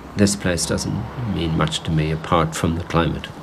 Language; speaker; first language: English; native; English